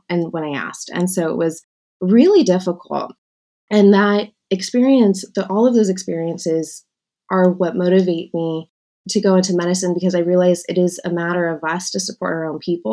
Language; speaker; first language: English; native; English